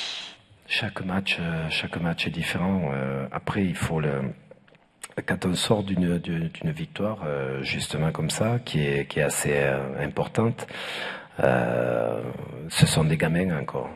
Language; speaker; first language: French; native; French